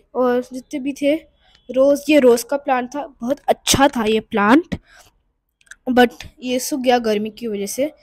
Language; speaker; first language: Hindi; non-native, local second language; Urdu